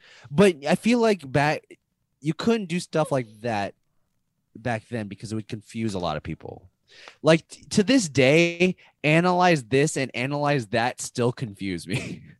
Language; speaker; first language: English; native; English